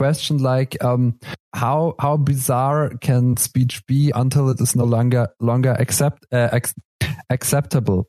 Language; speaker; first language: English; non-native, fluent; German